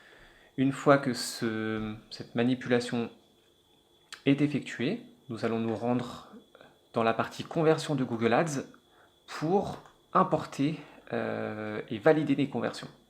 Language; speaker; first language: French; native; French